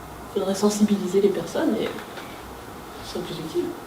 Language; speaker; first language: French; native; French